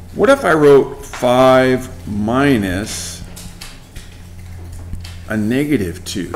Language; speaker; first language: English; native; English